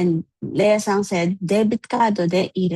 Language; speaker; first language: Japanese; non-native, fluent; Filipino